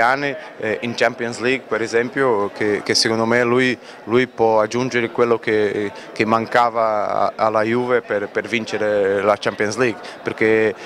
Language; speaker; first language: Italian; non-native, fluent; Portuguese